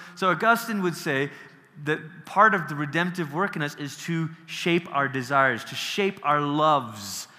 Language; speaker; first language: English; early bilingual, other home language; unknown